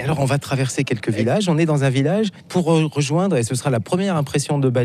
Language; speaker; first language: French; native; French